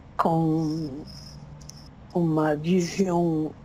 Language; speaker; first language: Spanish; non-native, learner; Portuguese